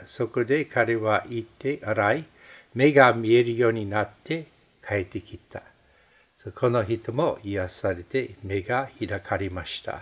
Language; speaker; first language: Japanese; non-native, fluent; English